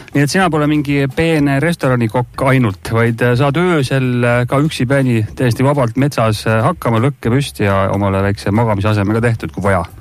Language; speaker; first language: Estonian; native; Estonian